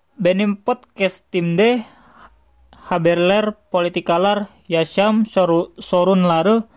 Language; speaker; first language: Turkish; non-native, learner; Indonesian